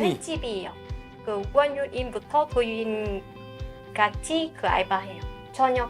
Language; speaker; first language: Korean; non-native, learner; Vietnamese